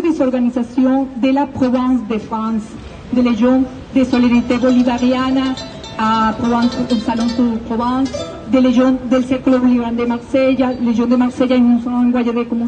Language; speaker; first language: French; non-native, learner; Spanish